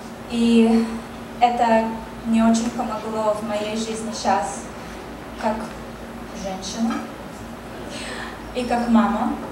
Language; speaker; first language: Russian; native; Russian